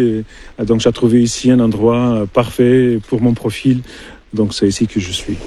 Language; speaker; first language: French; non-native, fluent; Portuguese